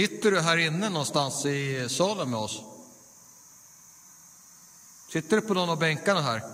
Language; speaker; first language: Swedish; native; Swedish